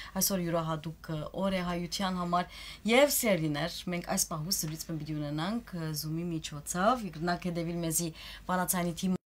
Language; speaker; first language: Armenian; early bilingual, heritage; Armenian